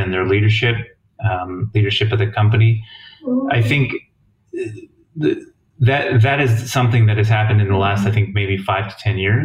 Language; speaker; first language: English; native; English